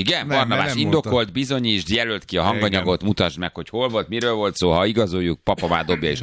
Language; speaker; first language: Hungarian; native; Hungarian